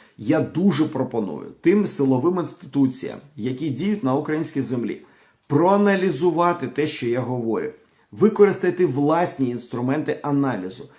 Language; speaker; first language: Ukrainian; non-native, local second language; Russian